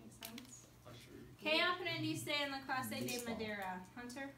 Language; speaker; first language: Spanish; non-native, learner; English